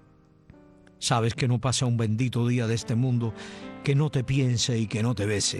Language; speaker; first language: Spanish; native; Spanish